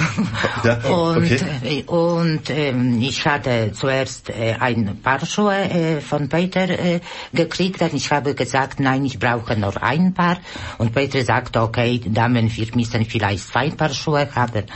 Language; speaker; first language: German; non-native, learner; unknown